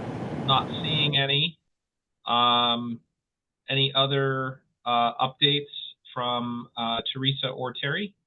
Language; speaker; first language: English; native; English